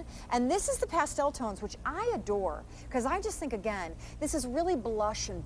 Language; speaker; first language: English; native; English